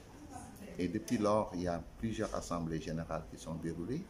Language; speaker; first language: French; non-native, local second language; Wolof